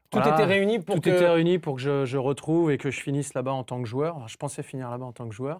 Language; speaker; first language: French; native; French